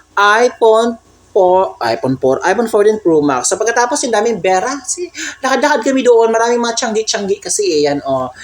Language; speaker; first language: Filipino; non-native, local second language; Cebuano